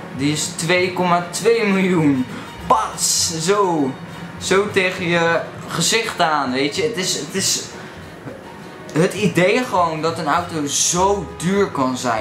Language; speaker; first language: Dutch; native; Dutch